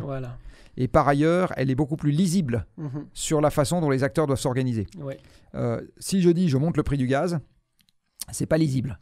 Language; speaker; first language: French; native; French